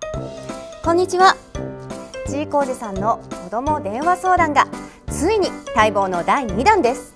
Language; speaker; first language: Japanese; native; Japanese